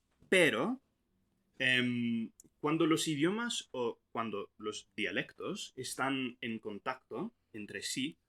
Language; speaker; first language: Spanish; non-native, fluent; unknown